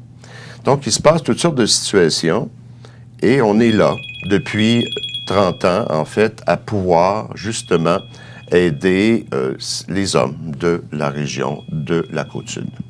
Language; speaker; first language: French; native; French